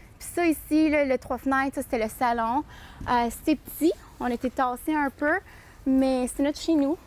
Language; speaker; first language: French; early bilingual, other home language; Spanish